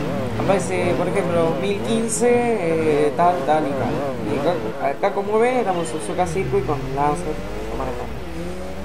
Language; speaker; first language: Spanish; native; Spanish